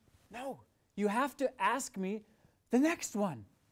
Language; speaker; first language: English; native; English